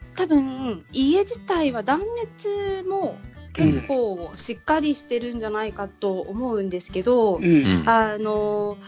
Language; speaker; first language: Japanese; native; Japanese